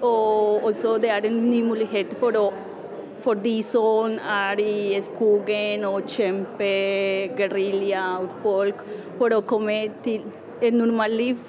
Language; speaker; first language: Norwegian; non-native, learner; Spanish